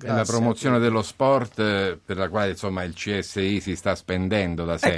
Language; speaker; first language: Italian; native; Italian